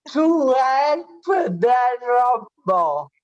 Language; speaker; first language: English; non-native, learner; Italian